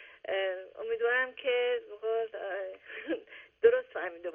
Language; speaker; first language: Persian; native; Persian